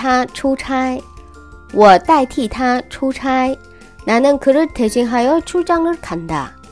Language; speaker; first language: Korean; non-native, fluent; Chinese